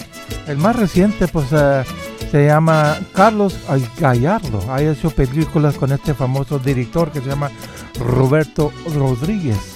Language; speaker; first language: Spanish; early bilingual, heritage; Spanish